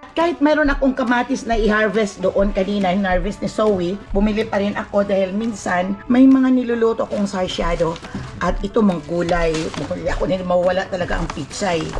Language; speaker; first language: Filipino; non-native, local second language; Cebuano